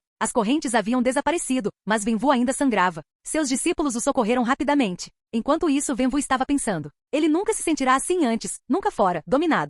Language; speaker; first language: Portuguese; native; Portuguese